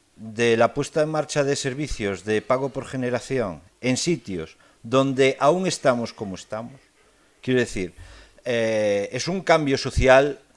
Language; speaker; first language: Spanish; non-native, local second language; Galician